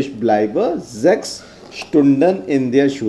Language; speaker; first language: German; non-native, fluent; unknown